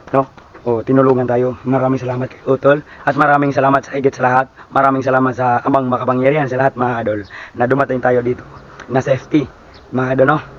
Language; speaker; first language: Filipino; native; Filipino